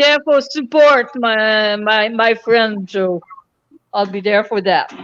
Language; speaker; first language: English; non-native, local second language; French